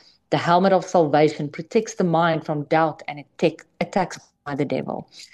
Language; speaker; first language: English; non-native, local second language; Afrikaans